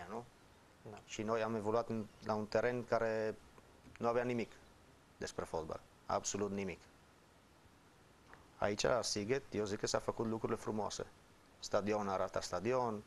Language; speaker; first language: Romanian; non-native, fluent; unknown